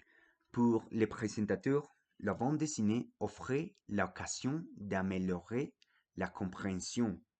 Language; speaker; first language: French; non-native, fluent; Spanish